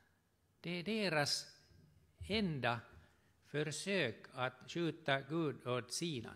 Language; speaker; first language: Swedish; non-native, fluent; Finnish